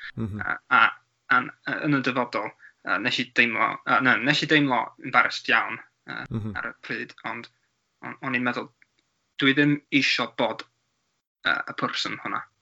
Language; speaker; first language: Welsh; non-native, learner; English